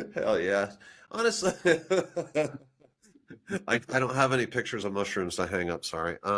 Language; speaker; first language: English; native; English